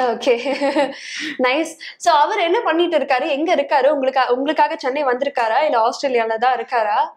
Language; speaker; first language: Tamil; native; Tamil